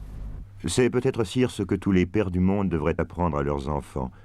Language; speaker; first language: French; native; French